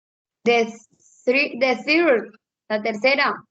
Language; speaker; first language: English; non-native, fluent; Spanish